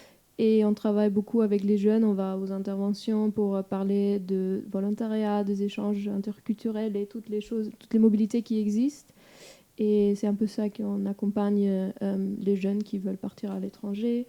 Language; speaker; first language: French; non-native, fluent; German